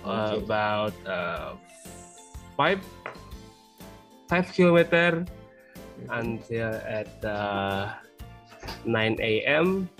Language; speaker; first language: English; non-native, learner; Indonesian